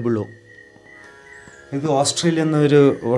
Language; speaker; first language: Tamil; non-native, learner; Malayalam